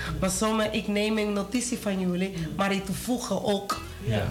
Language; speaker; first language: Dutch; non-native, learner; Spanish